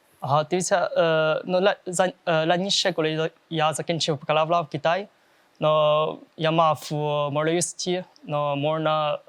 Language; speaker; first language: Ukrainian; non-native, learner; Chinese